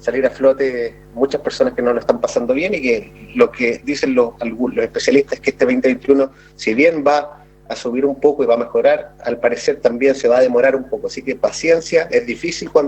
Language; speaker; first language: Spanish; native; Spanish